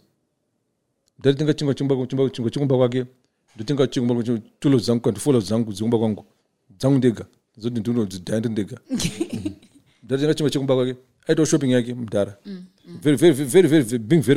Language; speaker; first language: English; non-native, local second language; Shona